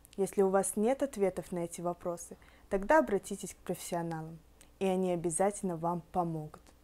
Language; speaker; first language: Russian; native; Russian